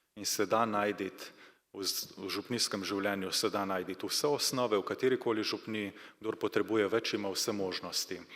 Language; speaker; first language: Slovenian; native; Slovenian